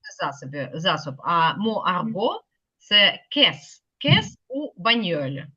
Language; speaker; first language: French; non-native, fluent; Ukrainian